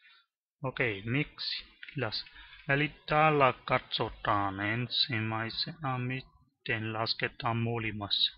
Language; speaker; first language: Finnish; non-native, learner; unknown